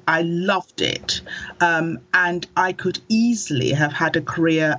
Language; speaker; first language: English; early bilingual, other home language; Akan